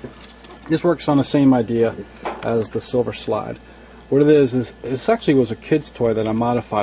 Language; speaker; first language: English; native; English